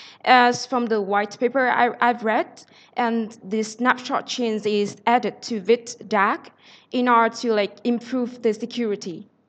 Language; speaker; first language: English; non-native, fluent; Vietnamese